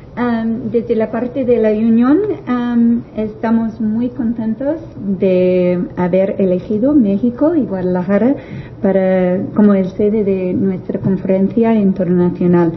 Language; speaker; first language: Spanish; non-native, learner; English